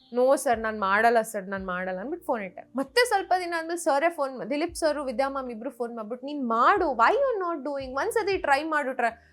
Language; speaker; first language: Kannada; non-native, local second language; Rajasthani